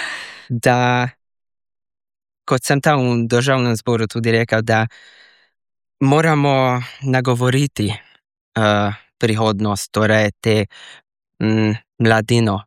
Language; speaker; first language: Slovenian; early bilingual, heritage; Slovenian